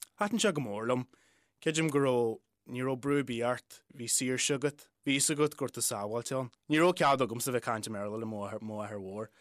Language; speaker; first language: Irish; native; Irish